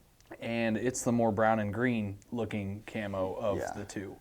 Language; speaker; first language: English; native; English